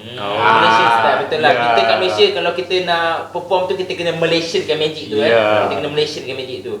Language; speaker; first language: Malay; native; Malay